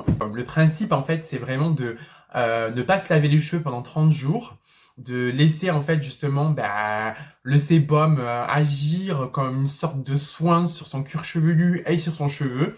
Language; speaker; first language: French; native; French